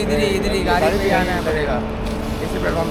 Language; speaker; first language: Hindi; native; Hindi